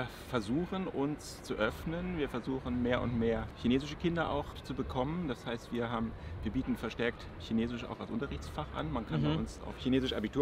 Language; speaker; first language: German; native; German